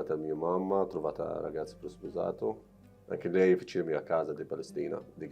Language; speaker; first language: Italian; non-native, learner; Arabic